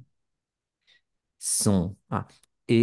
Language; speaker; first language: French; non-native, learner; Spanish